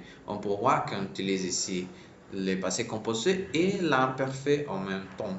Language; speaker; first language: French; non-native, fluent; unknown